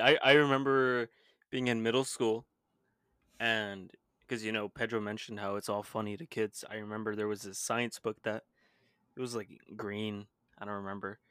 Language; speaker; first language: English; early bilingual, other home language; Spanish